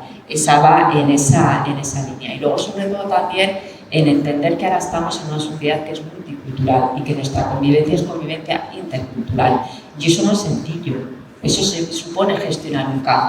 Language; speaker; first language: Spanish; native; Spanish